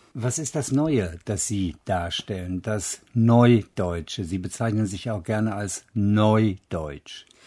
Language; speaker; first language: German; native; German